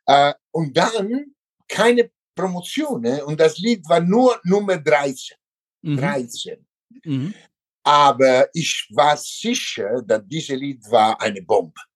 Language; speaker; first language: German; non-native, learner; Italian